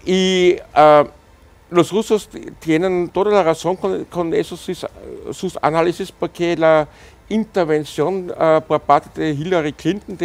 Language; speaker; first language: Spanish; non-native, fluent; German